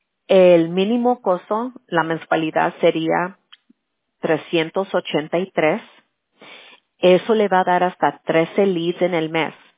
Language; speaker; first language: Spanish; early bilingual, heritage; Spanish